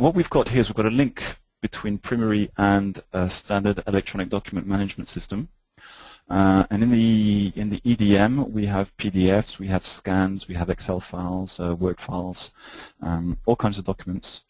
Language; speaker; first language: English; native; English